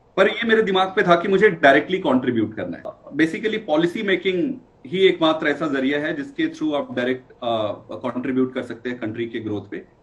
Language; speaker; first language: Hindi; native; Hindi